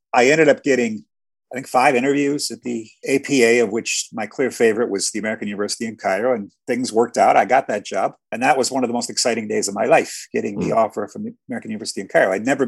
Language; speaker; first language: English; native; English